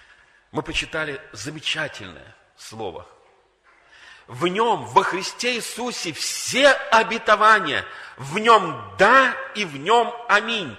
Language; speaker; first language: Russian; native; Russian